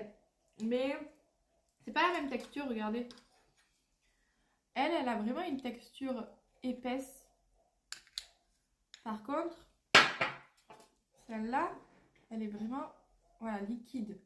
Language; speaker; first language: French; native; French